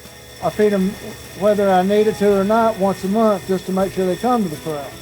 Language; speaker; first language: English; native; English